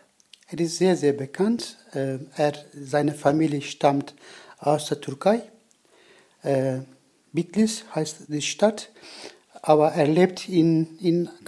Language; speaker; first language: German; non-native, learner; Turkish